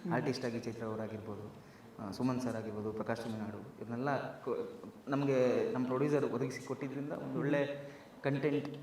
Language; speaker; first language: Kannada; native; Kannada